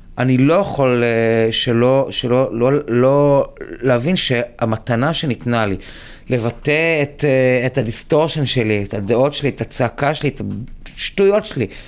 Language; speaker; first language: Hebrew; native; Hebrew